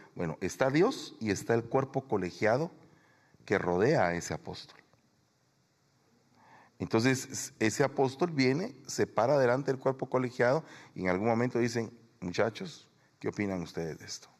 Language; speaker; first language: Spanish; native; Spanish